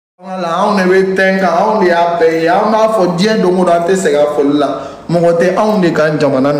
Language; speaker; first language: French; non-native, local second language; Bambara